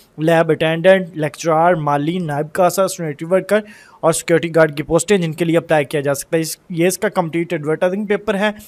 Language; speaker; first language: Urdu; non-native, local second language; Punjabi